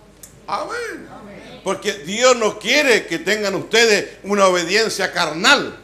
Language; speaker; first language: Spanish; native; Spanish